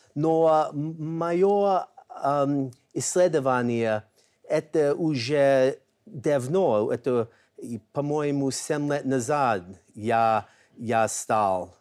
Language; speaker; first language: Russian; non-native, learner; English